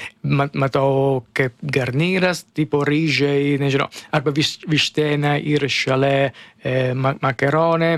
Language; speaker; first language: Lithuanian; non-native, learner; Italian